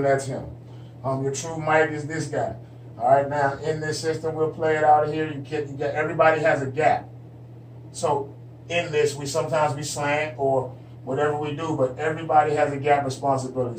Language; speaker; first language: English; native; English